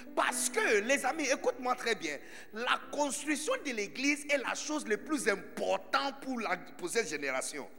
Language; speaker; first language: French; non-native, fluent; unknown